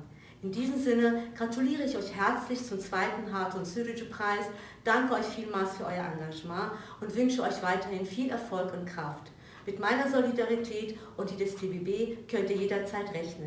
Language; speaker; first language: German; native; German